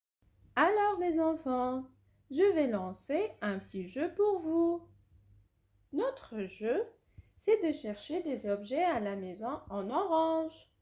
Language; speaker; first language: French; non-native, local second language; Arabic